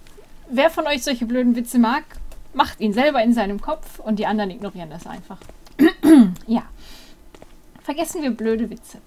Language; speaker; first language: German; native; German